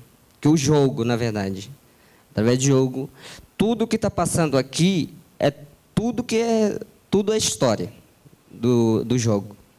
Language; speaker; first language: Portuguese; non-native, local second language; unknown